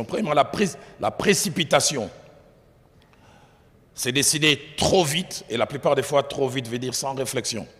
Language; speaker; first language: French; non-native, local second language; Lingala